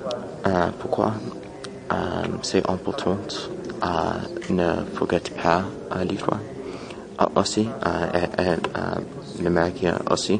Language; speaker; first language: French; non-native, learner; English